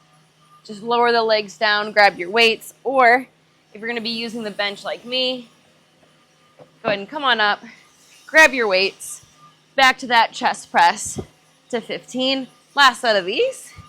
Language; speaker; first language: English; native; English